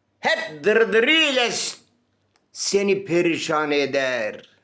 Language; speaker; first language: Turkish; native; Turkish